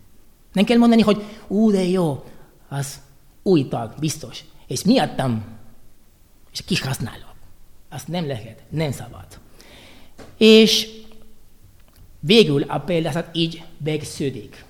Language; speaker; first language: Hungarian; non-native, learner; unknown